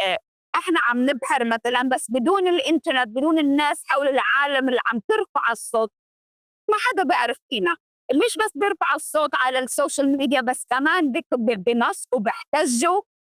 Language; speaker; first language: Arabic; early bilingual, heritage; Arabic